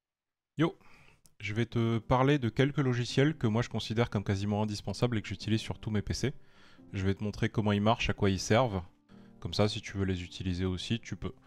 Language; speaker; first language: French; native; French